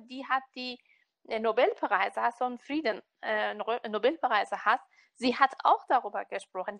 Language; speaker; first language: German; non-native, learner; Persian